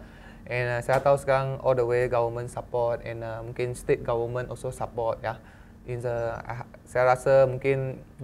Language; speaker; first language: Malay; non-native, local second language; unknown